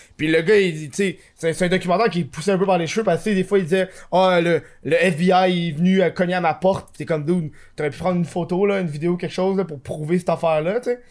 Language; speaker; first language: French; native; French